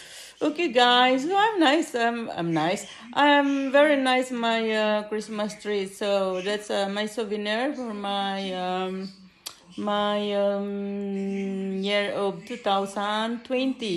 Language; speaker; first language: English; non-native, learner; Filipino